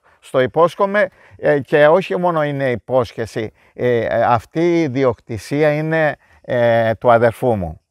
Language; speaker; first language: Greek; native; Greek